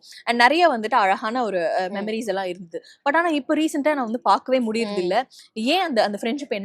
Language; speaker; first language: Tamil; native; Tamil